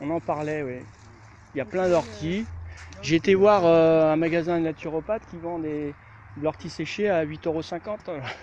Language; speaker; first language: French; native; French